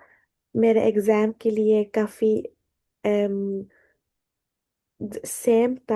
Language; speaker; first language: Hindi; early bilingual, heritage; Hindi